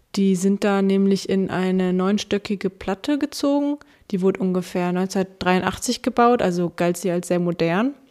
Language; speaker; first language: German; early bilingual, other home language; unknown